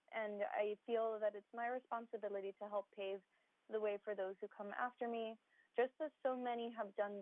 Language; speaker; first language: English; native; English